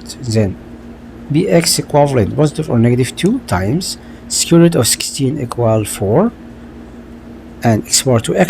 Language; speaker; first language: English; non-native, local second language; Arabic